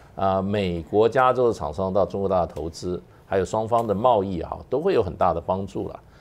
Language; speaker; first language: Chinese; native; Chinese